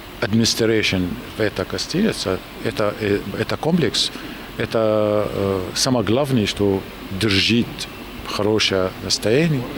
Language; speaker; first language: Russian; non-native, learner; Arabic